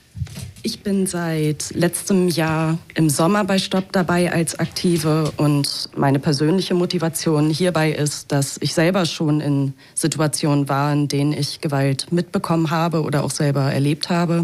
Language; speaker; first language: German; native; German